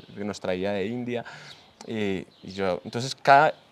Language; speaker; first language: Spanish; native; Spanish